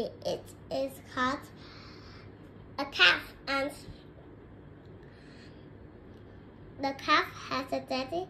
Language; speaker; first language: English; non-native, learner; Vietnamese